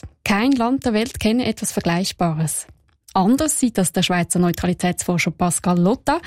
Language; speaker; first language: German; native; German